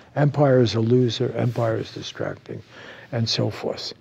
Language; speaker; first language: English; native; English